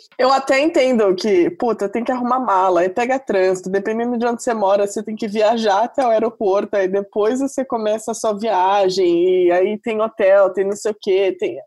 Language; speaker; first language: Portuguese; native; Portuguese